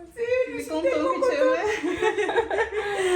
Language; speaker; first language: French; non-native, learner; Portuguese